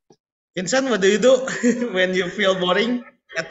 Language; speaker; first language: English; non-native, learner; Indonesian